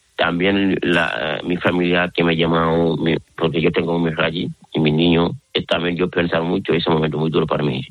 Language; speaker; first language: Spanish; non-native, learner; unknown